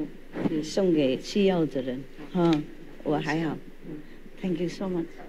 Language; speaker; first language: Chinese; non-native, fluent; Vietnamese